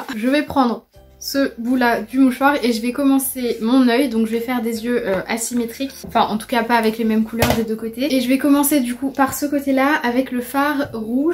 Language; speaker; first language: French; native; French